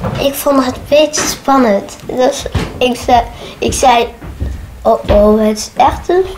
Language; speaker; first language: Dutch; early bilingual, other home language; Arabic